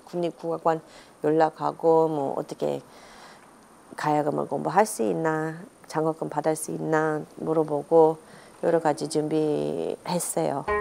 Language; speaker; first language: Korean; non-native, fluent; English